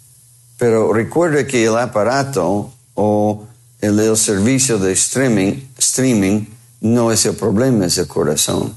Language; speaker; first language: Spanish; non-native, fluent; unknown